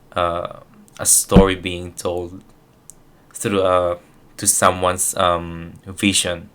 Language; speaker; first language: English; non-native, local second language; Filipino